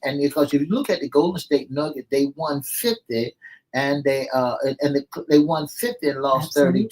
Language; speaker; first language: English; native; English